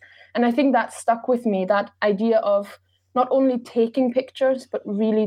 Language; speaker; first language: English; non-native, fluent; German